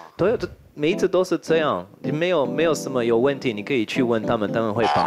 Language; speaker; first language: Chinese; non-native, fluent; French